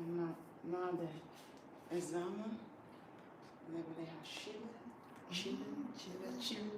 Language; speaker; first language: Dutch; non-native, fluent; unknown